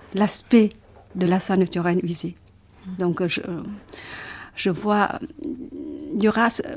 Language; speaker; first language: French; non-native, fluent; Vietnamese